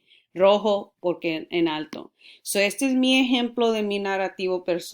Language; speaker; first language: Spanish; early bilingual, heritage; Spanish